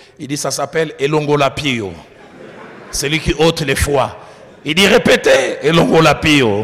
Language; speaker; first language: French; non-native, local second language; Lingala